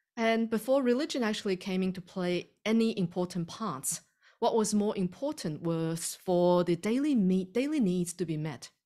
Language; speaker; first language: English; early bilingual, other home language; Chinese